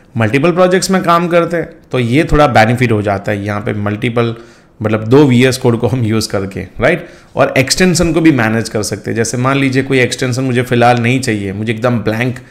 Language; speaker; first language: Hindi; non-native, local second language; Gujarati